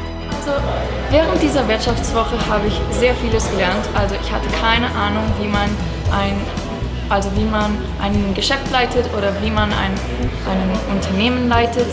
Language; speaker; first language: German; non-native, fluent; Portuguese